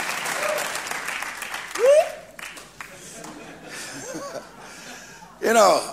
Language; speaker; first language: English; native; English